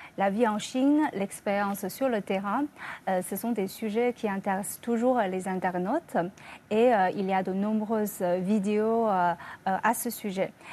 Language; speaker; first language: French; non-native, fluent; Chinese